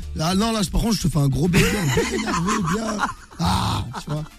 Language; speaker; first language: French; native; French